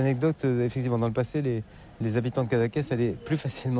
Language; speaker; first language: French; native; French